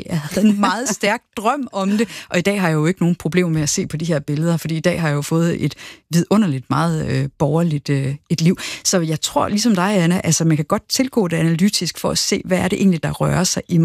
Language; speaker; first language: Danish; native; Danish